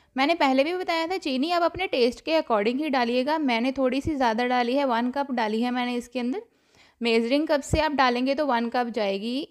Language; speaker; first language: Hindi; non-native, local second language; Punjabi